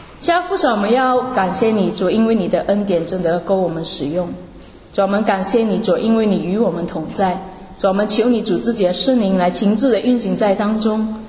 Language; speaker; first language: Chinese; native; Chinese